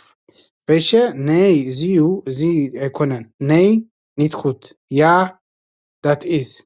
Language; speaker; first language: Dutch; non-native, fluent; Tigrinya